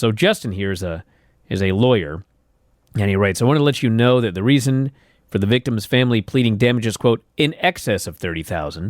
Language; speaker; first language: English; native; English